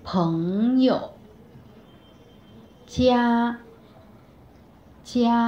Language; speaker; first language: Chinese; non-native, fluent; Bangla